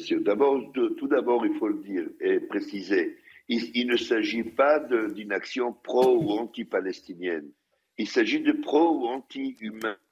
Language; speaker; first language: French; non-native, fluent; Hebrew